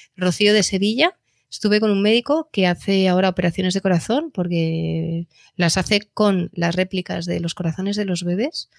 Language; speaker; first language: Spanish; native; Spanish